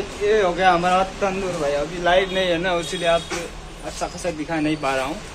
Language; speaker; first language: Hindi; non-native, local second language; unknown